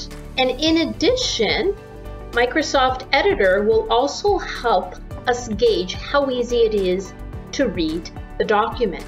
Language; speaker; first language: English; native; English